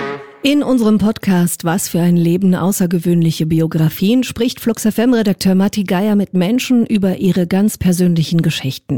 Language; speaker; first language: German; native; German